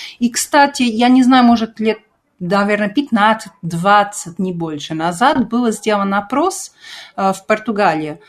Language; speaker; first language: Russian; early bilingual, heritage; Russian